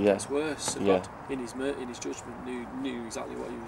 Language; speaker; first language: English; native; English